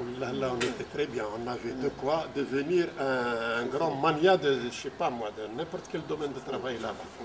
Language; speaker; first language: French; non-native, local second language; Arabic